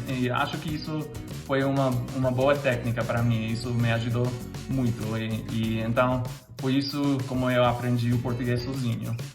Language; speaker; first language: Portuguese; non-native, fluent; English